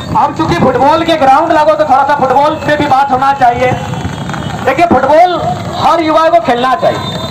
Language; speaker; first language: Hindi; native; Hindi